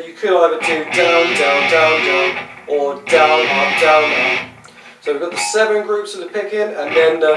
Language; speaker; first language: English; native; English